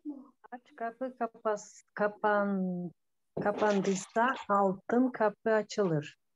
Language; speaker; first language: Turkish; non-native, learner; Kyrgyz